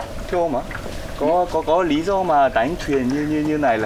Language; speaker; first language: Vietnamese; non-native, fluent; Korean